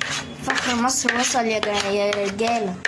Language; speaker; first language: Arabic; native; Arabic